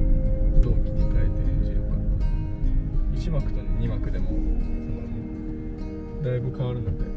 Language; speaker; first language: Japanese; native; Japanese